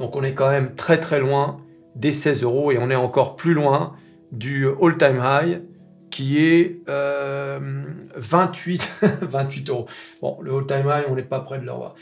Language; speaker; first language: French; native; French